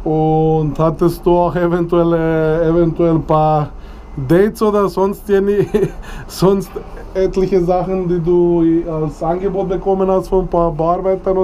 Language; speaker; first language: German; native; German